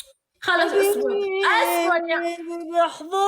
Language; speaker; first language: Arabic; native; Arabic